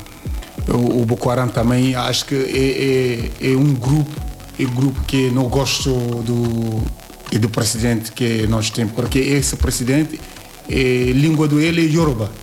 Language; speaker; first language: Portuguese; non-native, learner; Yoruba